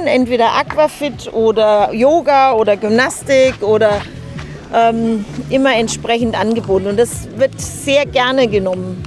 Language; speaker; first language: German; native; German